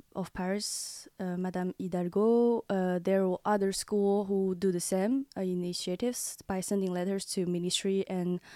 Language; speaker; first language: English; non-native, learner; Chinese